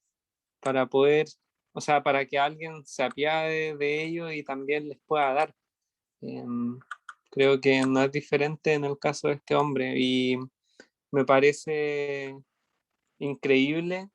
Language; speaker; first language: Spanish; native; Spanish